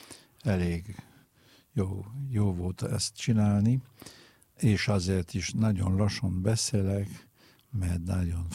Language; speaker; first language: Hungarian; non-native, fluent; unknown